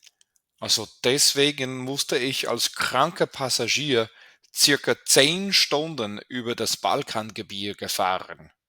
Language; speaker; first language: German; non-native, fluent; English